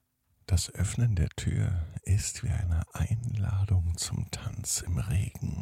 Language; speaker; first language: German; native; German